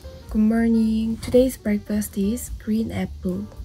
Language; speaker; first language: English; non-native, learner; Korean